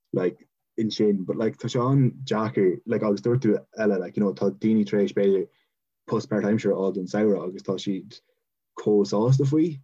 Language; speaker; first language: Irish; non-native, local second language; English